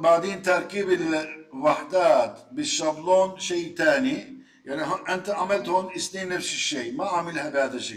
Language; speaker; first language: Arabic; non-native, fluent; Turkish